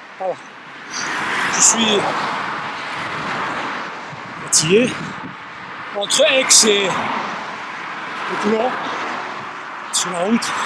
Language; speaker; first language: French; native; French